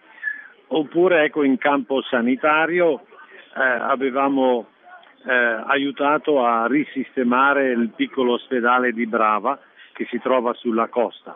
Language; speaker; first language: Italian; native; Italian